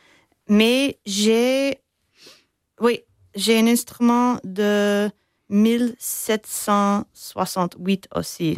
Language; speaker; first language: French; non-native, fluent; English